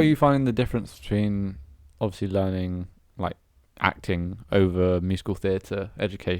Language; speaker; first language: English; native; English